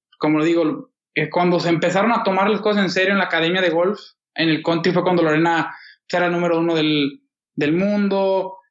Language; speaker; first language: Spanish; native; Spanish